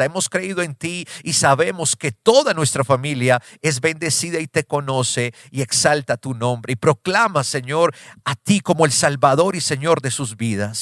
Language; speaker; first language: Spanish; native; Spanish